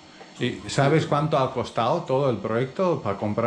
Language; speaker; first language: Spanish; non-native, fluent; Croatian